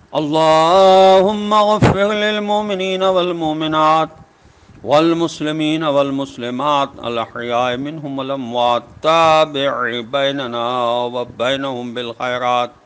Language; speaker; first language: Arabic; non-native, fluent; Urdu